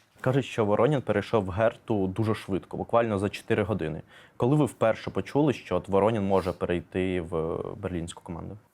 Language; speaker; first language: Ukrainian; native; Ukrainian